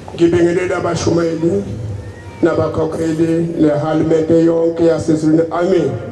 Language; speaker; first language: Zulu; native; Zulu